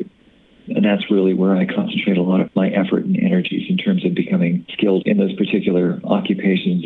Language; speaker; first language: English; native; English